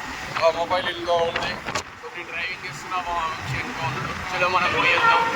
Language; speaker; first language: Telugu; native; Telugu